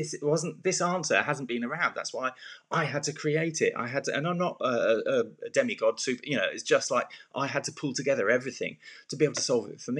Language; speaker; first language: English; native; English